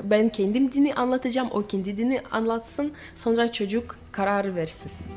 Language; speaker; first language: Turkish; non-native, learner; Russian